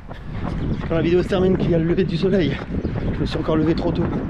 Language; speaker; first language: French; native; French